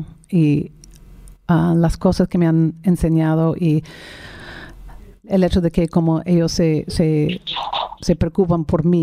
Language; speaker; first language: Spanish; non-native, fluent; English